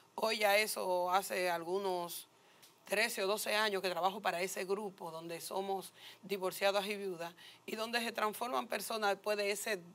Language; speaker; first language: Spanish; native; Spanish